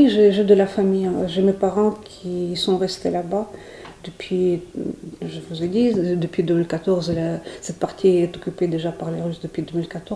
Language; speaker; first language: French; non-native, fluent; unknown